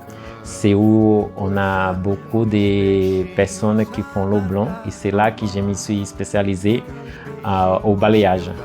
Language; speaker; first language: French; non-native, fluent; Portuguese